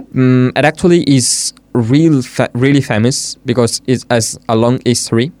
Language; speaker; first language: English; non-native, fluent; Italian